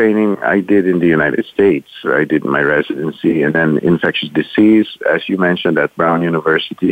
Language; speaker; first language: English; non-native, local second language; Filipino